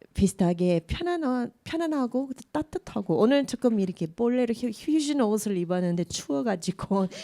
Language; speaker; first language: Korean; non-native, fluent; English